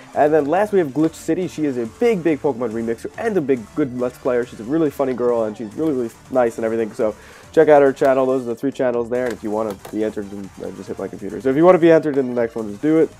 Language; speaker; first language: English; native; English